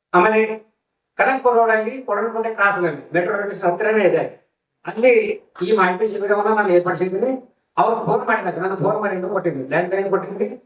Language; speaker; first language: Kannada; native; Kannada